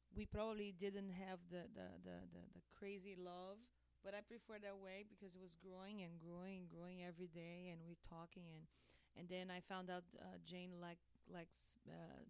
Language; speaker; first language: English; non-native, learner; Portuguese